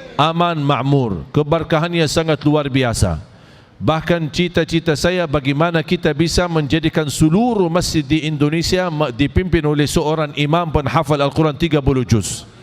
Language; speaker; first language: Malay; non-native, fluent; Arabic